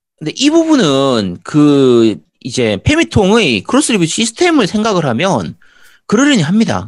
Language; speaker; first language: Korean; native; Korean